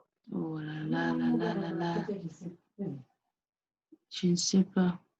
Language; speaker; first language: French; non-native, learner; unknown